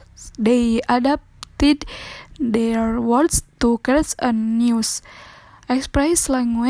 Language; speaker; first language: English; non-native, learner; Indonesian